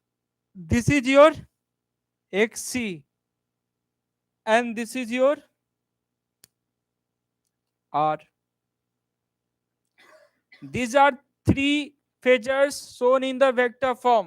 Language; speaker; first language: English; non-native, local second language; Hindi